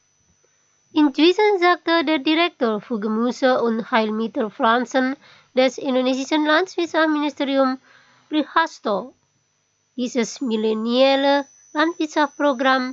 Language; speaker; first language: German; non-native, fluent; Indonesian